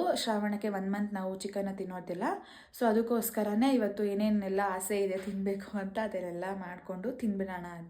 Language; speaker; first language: Kannada; native; Kannada